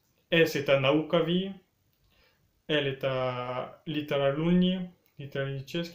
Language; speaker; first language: Russian; early bilingual, heritage; French